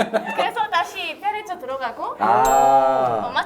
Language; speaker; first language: Korean; early bilingual, other home language; Italian